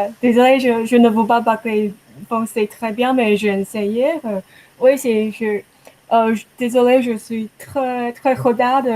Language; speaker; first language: French; non-native, learner; Chinese